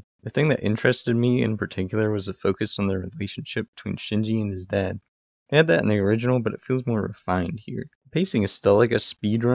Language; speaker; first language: English; native; English